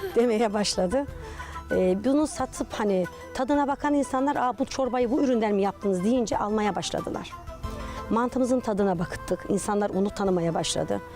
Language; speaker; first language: Turkish; native; Turkish